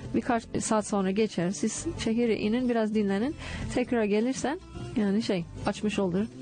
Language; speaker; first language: Turkish; non-native, fluent; English